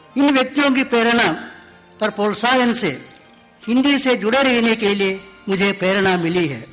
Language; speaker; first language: Hindi; non-native, local second language; Malayalam